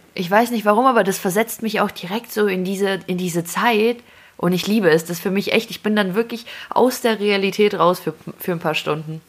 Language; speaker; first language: German; early bilingual, other home language; Russian